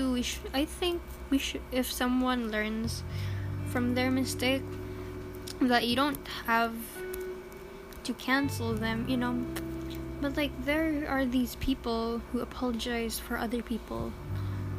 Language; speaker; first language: English; non-native, local second language; Filipino